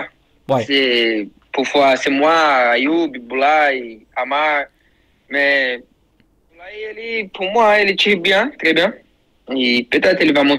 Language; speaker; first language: French; non-native, learner; Portuguese